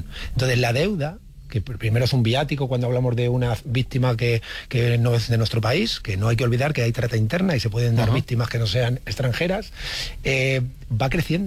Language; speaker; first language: Spanish; native; Spanish